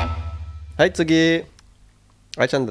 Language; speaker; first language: Japanese; non-native, fluent; French